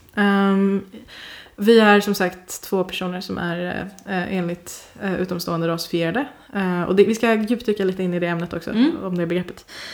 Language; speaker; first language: Swedish; early bilingual, other home language; Persian